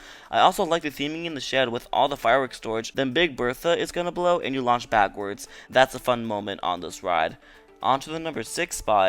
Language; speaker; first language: English; native; English